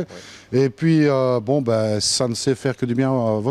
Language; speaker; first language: French; native; French